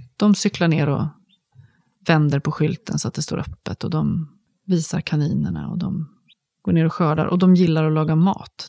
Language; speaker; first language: Swedish; native; Swedish